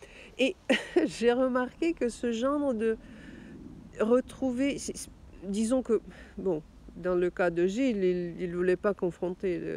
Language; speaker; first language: French; non-native, fluent; Russian